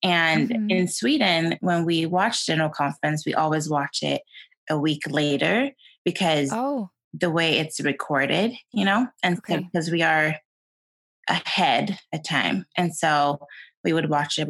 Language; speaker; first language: English; non-native, fluent; Swedish